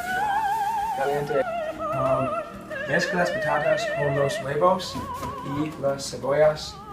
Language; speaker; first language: Spanish; non-native, learner; English